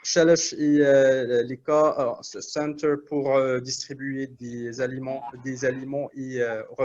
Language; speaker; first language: French; non-native, learner; Arabic